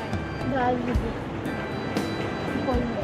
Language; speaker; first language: Russian; native; Russian